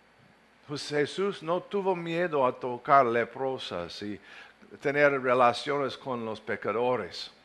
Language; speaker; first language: Spanish; non-native, fluent; English